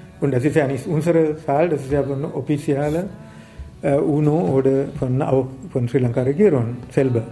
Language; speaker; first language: German; non-native, learner; Sinhala